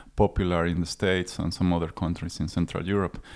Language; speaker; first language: English; non-native, fluent; Spanish